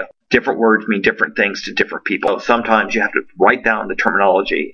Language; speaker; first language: English; native; English